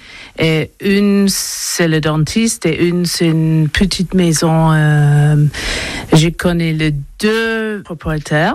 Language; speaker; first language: French; non-native, learner; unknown